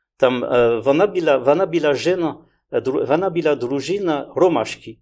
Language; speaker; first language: Ukrainian; non-native, learner; French